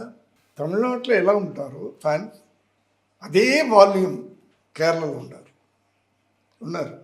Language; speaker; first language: Telugu; non-native, learner; Tamil